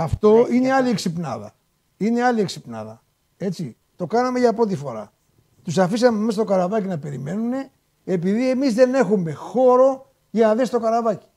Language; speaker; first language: Greek; native; Greek